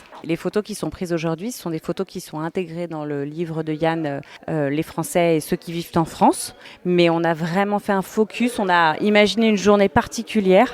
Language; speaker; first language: French; native; French